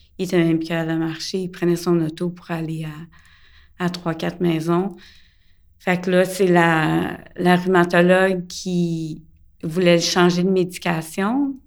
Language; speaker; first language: French; early bilingual, other home language; English